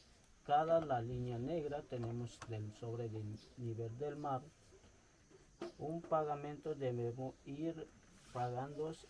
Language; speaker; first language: Spanish; non-native, local second language; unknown